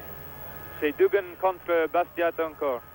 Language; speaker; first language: French; non-native, fluent; English